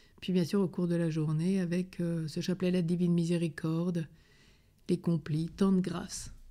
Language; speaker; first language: French; native; French